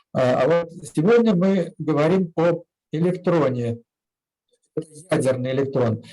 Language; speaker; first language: Russian; native; Russian